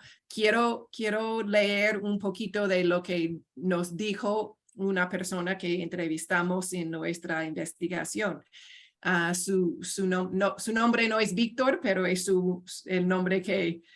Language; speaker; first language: Spanish; non-native, fluent; English